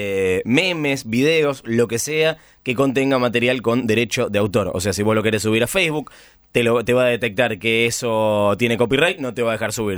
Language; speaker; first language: Spanish; native; Spanish